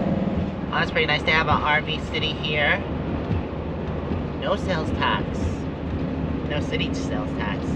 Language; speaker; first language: English; native; English